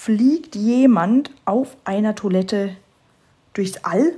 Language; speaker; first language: German; native; German